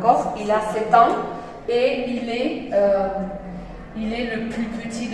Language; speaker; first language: French; non-native, fluent; Spanish